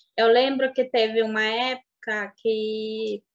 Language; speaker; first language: Portuguese; non-native, local second language; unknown